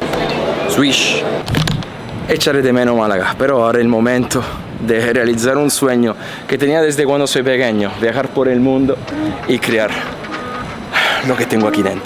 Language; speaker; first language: Spanish; non-native, fluent; Italian